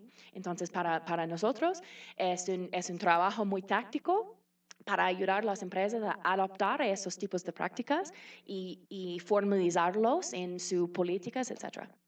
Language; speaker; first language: Spanish; non-native, fluent; English